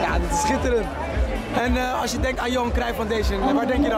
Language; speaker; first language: Dutch; native; Dutch